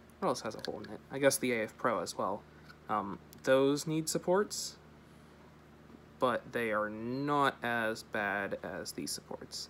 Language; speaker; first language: English; native; English